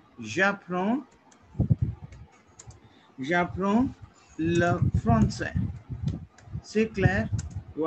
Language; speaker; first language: French; non-native, fluent; Hindi